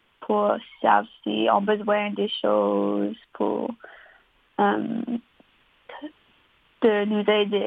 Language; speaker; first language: French; non-native, local second language; English